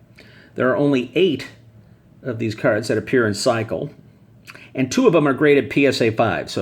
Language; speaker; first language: English; native; English